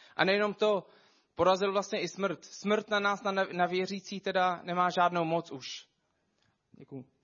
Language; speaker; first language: Czech; non-native, fluent; Arabic